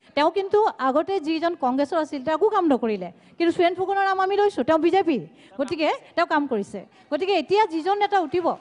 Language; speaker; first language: Assamese; native; Assamese